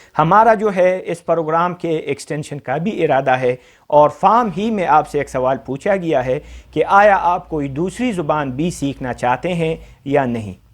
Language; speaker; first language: Urdu; non-native, local second language; Pashto